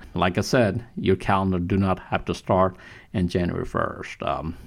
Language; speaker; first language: English; non-native, local second language; Nepali